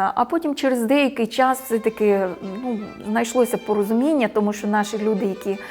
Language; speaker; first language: Ukrainian; native; Ukrainian